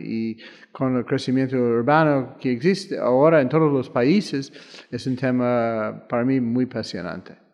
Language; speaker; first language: Spanish; non-native, fluent; English